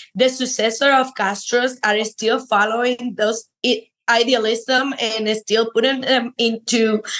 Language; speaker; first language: English; non-native, fluent; Spanish